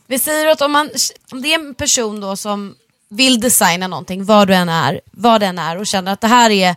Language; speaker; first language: Swedish; native; Swedish